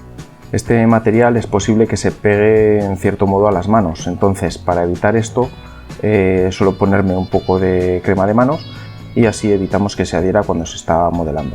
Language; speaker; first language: Spanish; native; Spanish